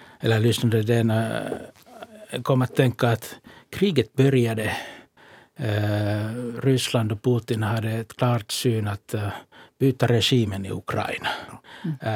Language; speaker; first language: Swedish; non-native, local second language; Finnish